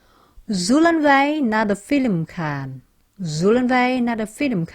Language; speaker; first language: Dutch; non-native, fluent; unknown